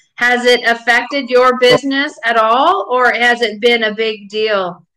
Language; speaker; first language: English; native; English